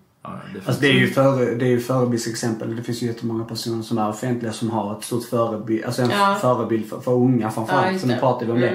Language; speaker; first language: Swedish; native; Swedish